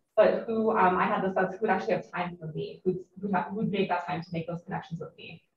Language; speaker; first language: English; native; English